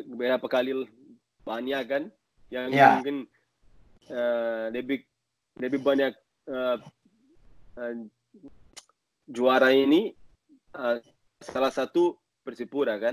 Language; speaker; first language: Indonesian; non-native, learner; Portuguese